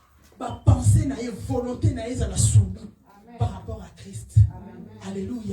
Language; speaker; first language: French; non-native, local second language; Lingala